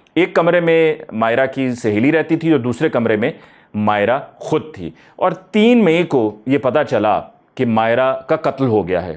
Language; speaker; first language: Urdu; native; Urdu